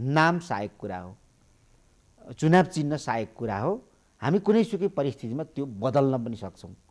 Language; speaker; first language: Nepali; native; Nepali